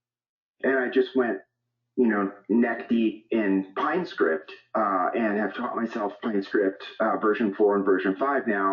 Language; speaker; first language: English; native; English